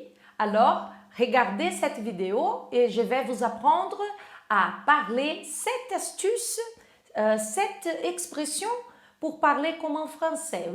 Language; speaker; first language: French; non-native, fluent; Portuguese